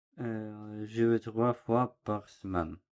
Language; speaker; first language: French; non-native, learner; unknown